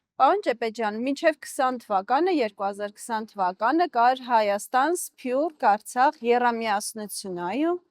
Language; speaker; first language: Armenian; native; Armenian